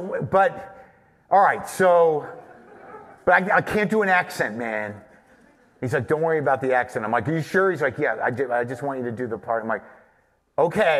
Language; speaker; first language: English; native; English